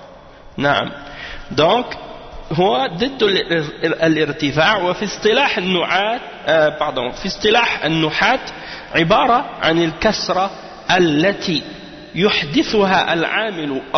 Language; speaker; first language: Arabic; non-native, fluent; French